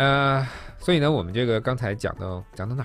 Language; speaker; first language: Chinese; native; Chinese